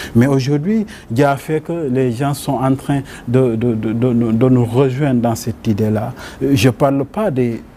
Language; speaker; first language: French; non-native, local second language; Wolof